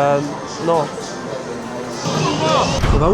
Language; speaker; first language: French; native; French